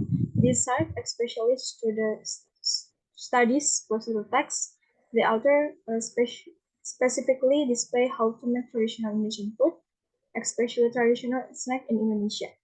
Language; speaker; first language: English; non-native, learner; Indonesian